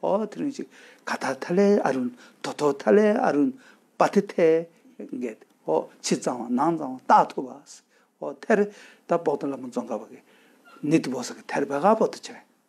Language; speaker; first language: Mongolian; non-native, fluent; Tibetan